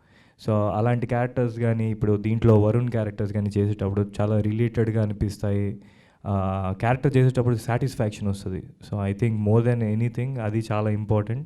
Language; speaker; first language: Telugu; native; Telugu